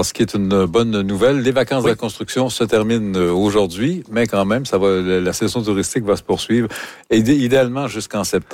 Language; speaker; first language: French; native; French